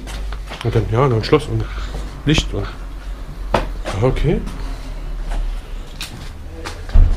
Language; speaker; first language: German; native; German